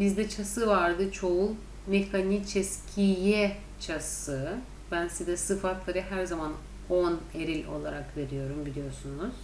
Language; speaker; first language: Turkish; non-native, fluent; Russian